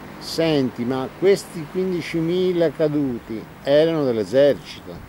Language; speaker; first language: Italian; native; Italian